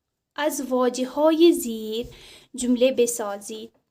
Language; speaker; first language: Persian; non-native, fluent; Urdu